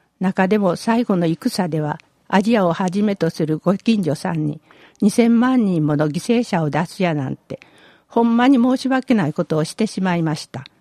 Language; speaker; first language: Japanese; native; Japanese